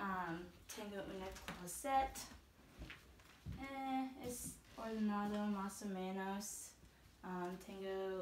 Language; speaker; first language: Spanish; non-native, learner; English